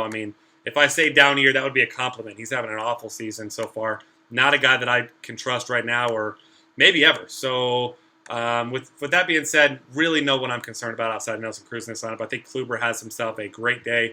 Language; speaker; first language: English; native; English